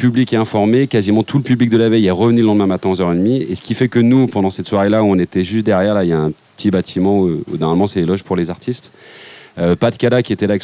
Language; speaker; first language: French; native; French